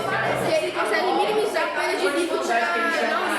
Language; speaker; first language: Portuguese; native; Portuguese